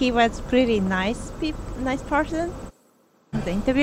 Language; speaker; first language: English; non-native, learner; Japanese